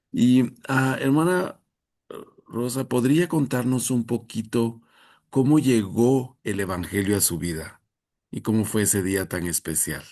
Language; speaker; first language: Spanish; native; Spanish